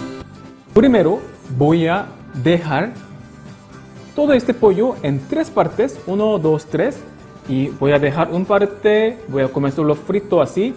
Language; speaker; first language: Spanish; non-native, local second language; Korean